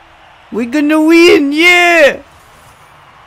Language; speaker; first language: English; non-native, local second language; French